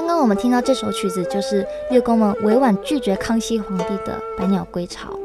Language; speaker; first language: Chinese; native; Chinese